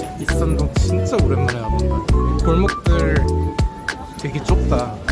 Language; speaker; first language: Korean; native; Korean